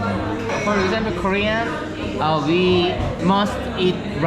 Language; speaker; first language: English; non-native, learner; Korean